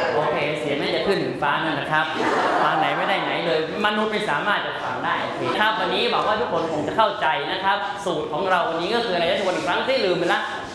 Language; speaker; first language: Thai; native; Thai